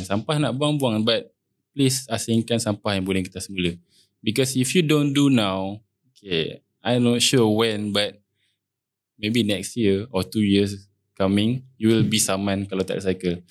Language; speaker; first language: English; non-native, local second language; Malay